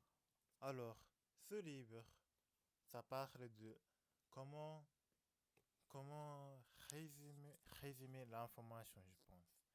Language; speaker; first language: French; non-native, learner; Japanese